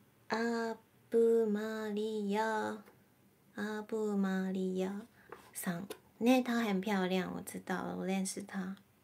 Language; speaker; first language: Chinese; non-native, fluent; Japanese